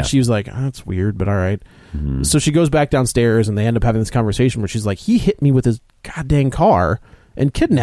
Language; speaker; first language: English; native; English